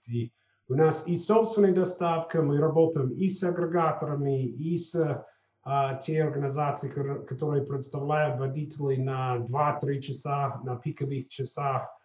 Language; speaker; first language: Russian; non-native, fluent; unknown